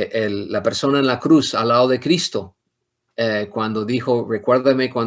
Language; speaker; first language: Spanish; non-native, fluent; English